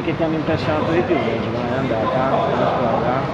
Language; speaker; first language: Italian; native; Italian